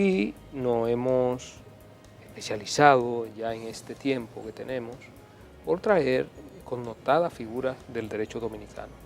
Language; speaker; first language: Spanish; native; Spanish